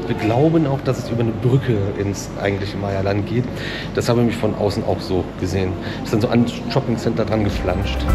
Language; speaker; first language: German; native; German